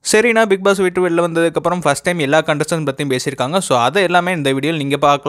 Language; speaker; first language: Tamil; native; Tamil